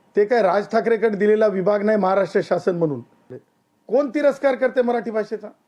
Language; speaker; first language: Marathi; native; Marathi